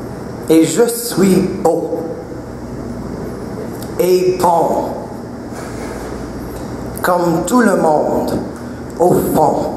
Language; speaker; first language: French; non-native, local second language; English